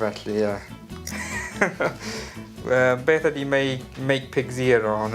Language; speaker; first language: Welsh; non-native, learner; English